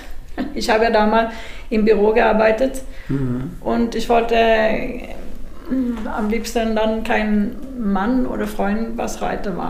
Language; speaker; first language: German; non-native, fluent; Swedish